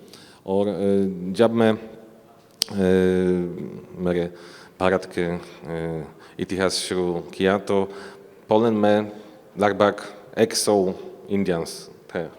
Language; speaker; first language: Hindi; non-native, learner; Polish